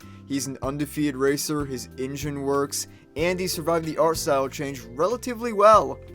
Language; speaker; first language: English; native; English